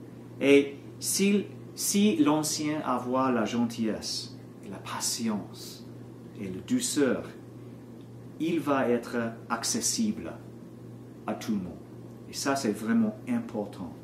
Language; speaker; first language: French; non-native, learner; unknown